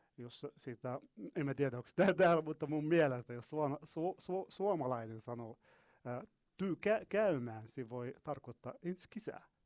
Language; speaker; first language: Finnish; non-native, learner; Arabic